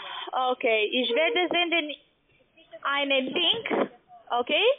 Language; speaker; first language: German; non-native, learner; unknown